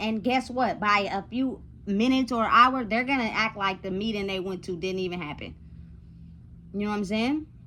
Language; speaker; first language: English; native; English